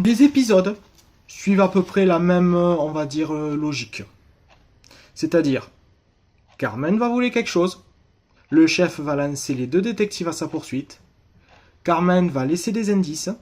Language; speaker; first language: French; native; French